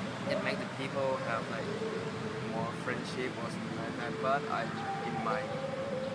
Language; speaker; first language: English; non-native, learner; Thai